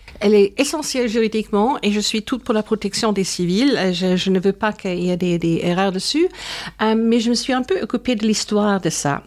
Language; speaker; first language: French; non-native, fluent; German